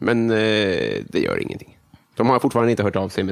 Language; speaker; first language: Swedish; native; Swedish